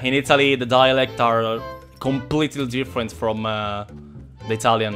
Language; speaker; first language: English; non-native, fluent; Italian